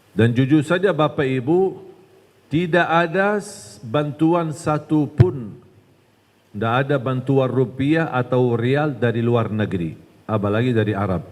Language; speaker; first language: Malay; non-native, fluent; Arabic